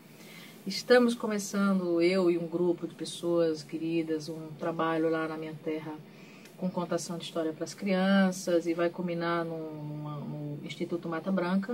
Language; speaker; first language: Portuguese; native; Portuguese